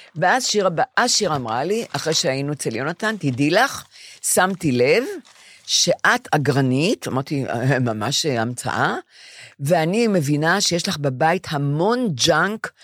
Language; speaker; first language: Hebrew; native; Hebrew